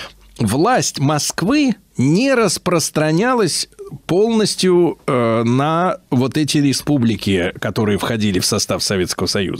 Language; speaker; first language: Russian; native; Russian